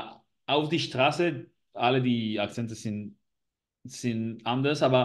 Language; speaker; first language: German; non-native, learner; Spanish